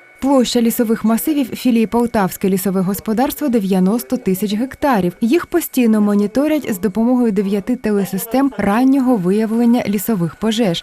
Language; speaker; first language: Ukrainian; native; Ukrainian